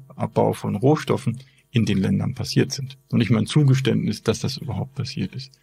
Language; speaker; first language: German; native; German